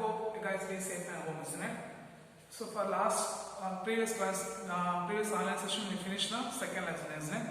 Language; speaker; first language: English; non-native, local second language; Tamil